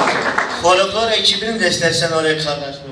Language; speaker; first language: Turkish; native; Turkish